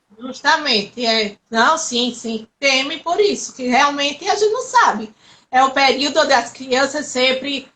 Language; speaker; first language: Portuguese; native; Portuguese